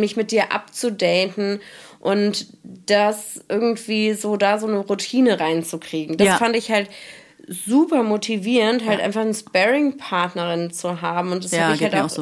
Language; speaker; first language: German; native; German